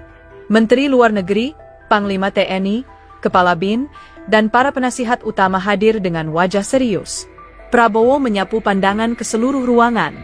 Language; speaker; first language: Indonesian; native; Indonesian